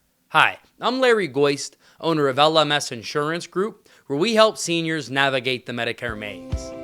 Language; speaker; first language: English; native; English